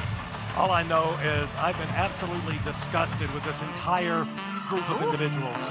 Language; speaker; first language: English; native; English